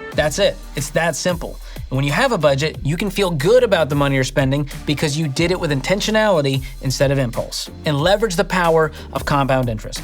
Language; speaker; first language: English; native; English